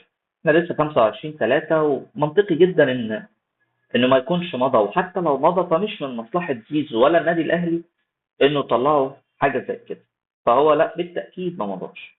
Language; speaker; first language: Arabic; native; Arabic